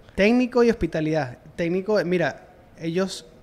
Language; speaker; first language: Spanish; native; Spanish